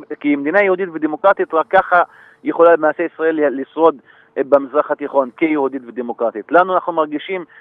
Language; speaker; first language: Hebrew; non-native, local second language; Arabic